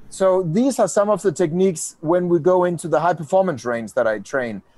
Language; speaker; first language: English; non-native, fluent; Danish